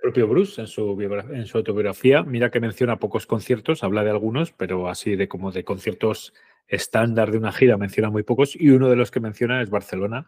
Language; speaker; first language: Spanish; native; Spanish